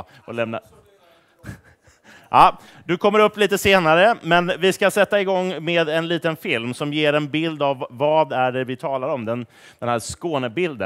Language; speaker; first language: Swedish; native; Swedish